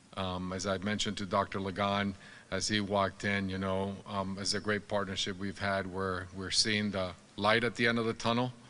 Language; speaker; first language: English; non-native, fluent; Spanish